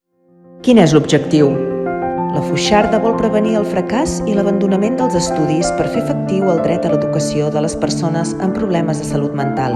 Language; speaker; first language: Catalan; native; Catalan